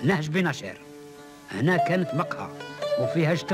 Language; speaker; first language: Arabic; native; Arabic